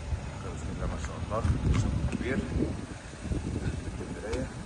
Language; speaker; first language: Arabic; native; Arabic